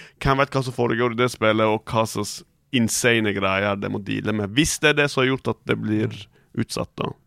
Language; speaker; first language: Norwegian; early bilingual, other home language; Turkish